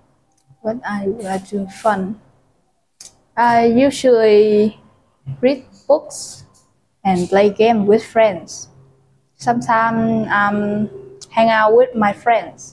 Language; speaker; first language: English; non-native, learner; Vietnamese